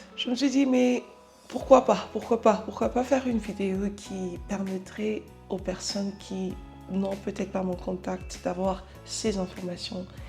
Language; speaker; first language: French; non-native, local second language; Lingala